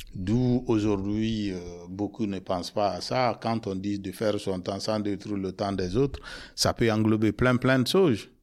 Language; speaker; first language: French; non-native, local second language; Mandingo